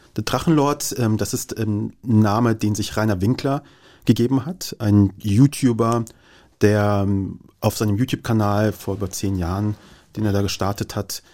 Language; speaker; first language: German; native; German